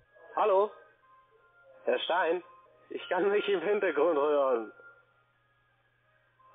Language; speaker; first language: German; non-native, learner; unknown